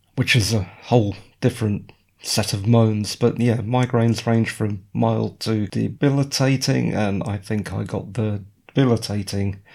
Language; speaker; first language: English; native; English